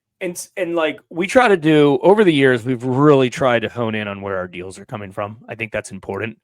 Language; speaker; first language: English; native; English